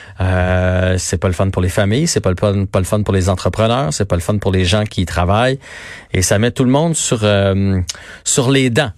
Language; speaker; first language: French; native; French